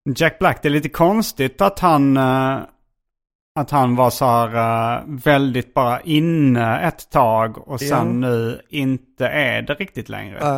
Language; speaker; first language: Swedish; native; Swedish